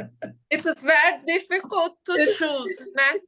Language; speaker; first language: English; non-native, learner; Portuguese